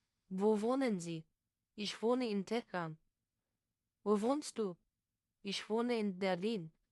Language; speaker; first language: German; non-native, fluent; Persian